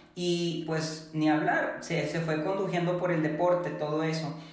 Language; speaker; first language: Spanish; native; Spanish